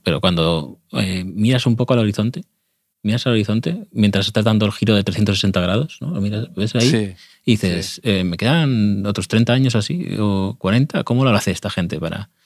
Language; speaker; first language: Spanish; native; Spanish